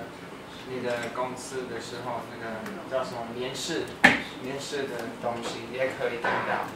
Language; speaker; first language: Chinese; non-native, fluent; English